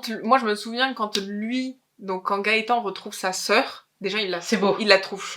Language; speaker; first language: French; native; French